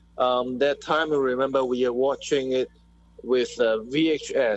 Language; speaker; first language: English; non-native, local second language; Cantonese